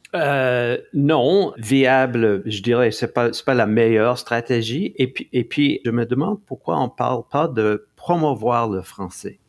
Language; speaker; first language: French; non-native, local second language; English